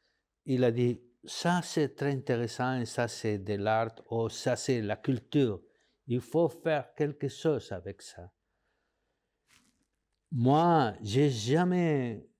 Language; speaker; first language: French; non-native, fluent; Spanish